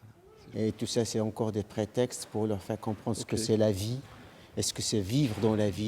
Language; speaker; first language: French; non-native, local second language; Arabic